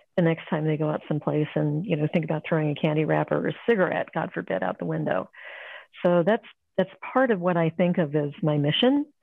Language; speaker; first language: English; native; English